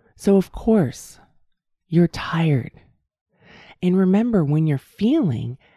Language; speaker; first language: English; native; English